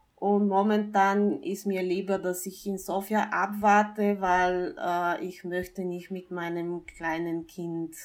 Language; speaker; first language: German; non-native, fluent; Bulgarian